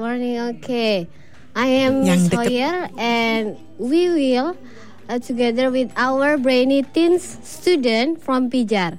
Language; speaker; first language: English; non-native, learner; Indonesian